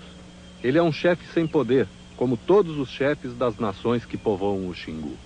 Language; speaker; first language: Portuguese; native; Portuguese